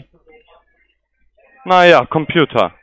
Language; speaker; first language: German; non-native, learner; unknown